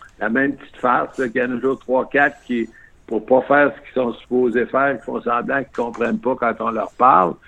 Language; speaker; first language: French; native; French